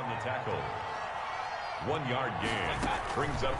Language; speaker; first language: English; native; English